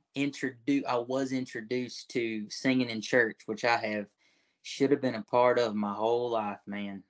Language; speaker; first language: English; native; English